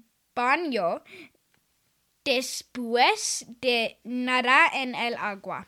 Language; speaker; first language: Spanish; non-native, learner; English